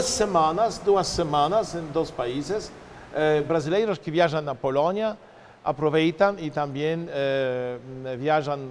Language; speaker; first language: Portuguese; non-native, fluent; Polish